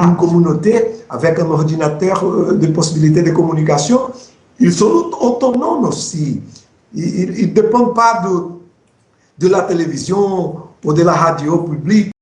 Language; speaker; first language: French; non-native, fluent; Portuguese